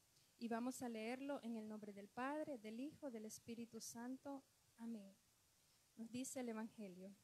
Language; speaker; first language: Spanish; native; Spanish